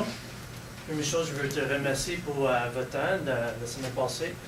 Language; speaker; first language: French; non-native, local second language; English